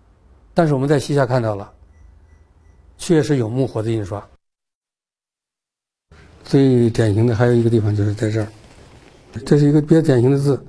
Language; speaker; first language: Chinese; native; Chinese